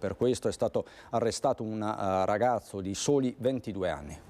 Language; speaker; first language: Italian; native; Italian